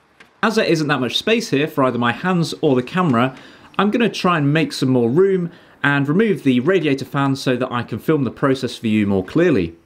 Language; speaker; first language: English; native; English